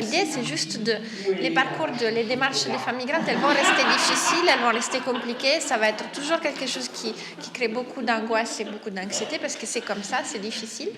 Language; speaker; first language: French; native; French